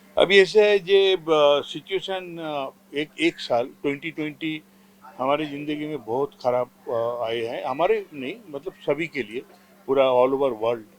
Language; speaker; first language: Hindi; non-native, local second language; Bangla